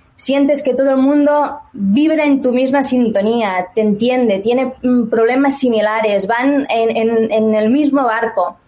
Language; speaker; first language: Spanish; native; Spanish